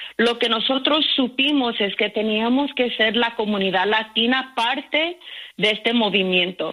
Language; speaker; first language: Spanish; early bilingual, heritage; Spanish